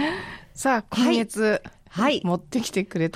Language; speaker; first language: Japanese; native; Japanese